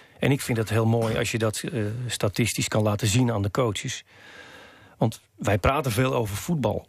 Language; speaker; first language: Dutch; native; Dutch